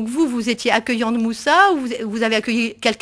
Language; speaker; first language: French; native; French